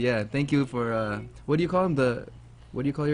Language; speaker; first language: English; native; English